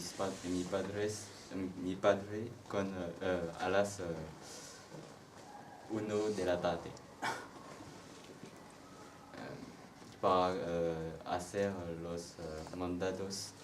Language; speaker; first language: Spanish; non-native, learner; French